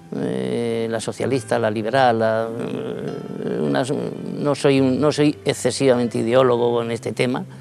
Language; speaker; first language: Spanish; native; Spanish